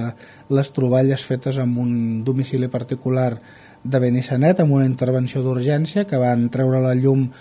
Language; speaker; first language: Catalan; native; Catalan